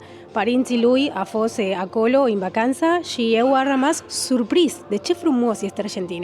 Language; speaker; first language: Romanian; non-native, learner; Spanish